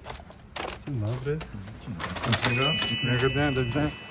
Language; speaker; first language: Polish; non-native, learner; Uzbek